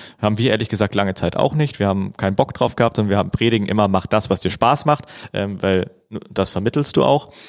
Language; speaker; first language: German; native; German